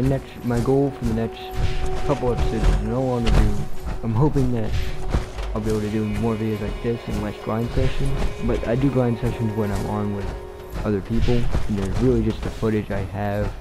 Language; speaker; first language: English; native; English